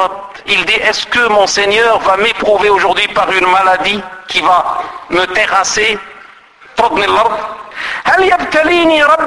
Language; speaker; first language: French; non-native, local second language; Arabic